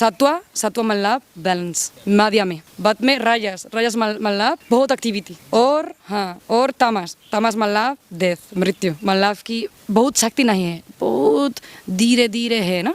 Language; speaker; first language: Hindi; non-native, learner; Spanish